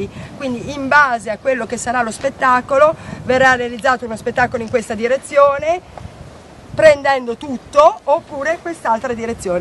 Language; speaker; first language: Italian; native; Italian